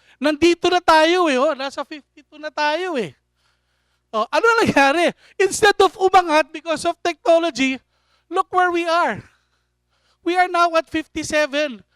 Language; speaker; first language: Filipino; native; Filipino